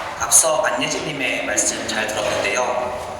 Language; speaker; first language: Korean; native; Korean